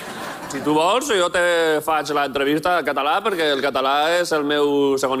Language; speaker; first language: Catalan; non-native, local second language; Spanish